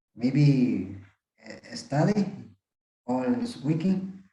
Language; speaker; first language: English; non-native, learner; Spanish